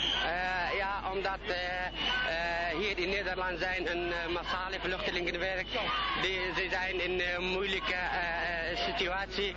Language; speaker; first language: Dutch; non-native, fluent; Kurdish